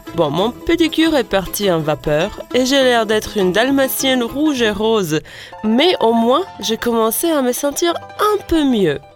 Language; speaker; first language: French; non-native, fluent; Latvian